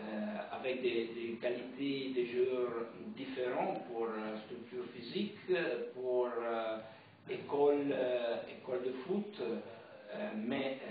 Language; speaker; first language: French; non-native, fluent; Italian